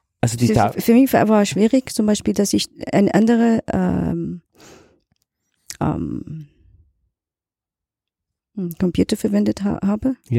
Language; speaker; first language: German; non-native, learner; Portuguese